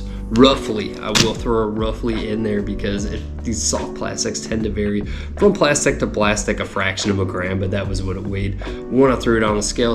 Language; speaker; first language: English; native; English